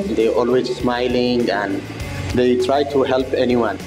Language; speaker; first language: English; non-native, fluent; Arabic